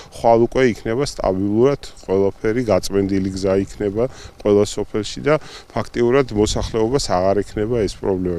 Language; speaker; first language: Georgian; native; Georgian